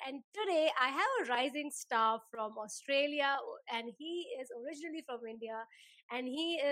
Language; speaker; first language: English; non-native, local second language; Hindi